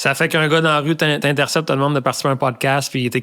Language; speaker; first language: French; native; French